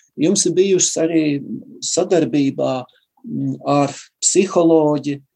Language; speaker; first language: Latvian; native; Latvian